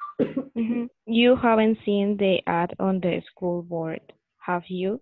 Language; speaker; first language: English; non-native, learner; Spanish